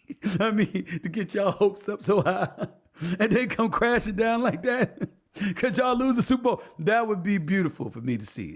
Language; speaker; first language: English; native; English